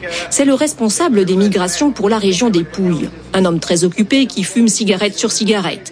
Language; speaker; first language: French; native; French